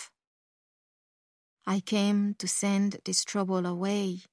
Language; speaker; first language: English; early bilingual, other home language; Kongo